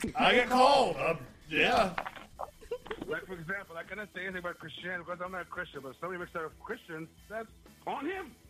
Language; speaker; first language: English; non-native, fluent; Arabic